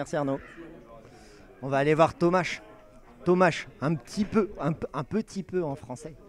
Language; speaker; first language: French; native; French